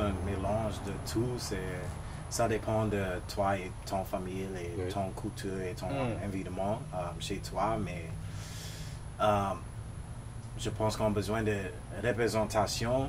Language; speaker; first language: French; non-native, local second language; English